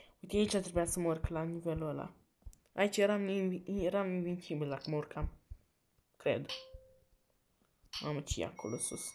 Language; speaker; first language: Romanian; native; Romanian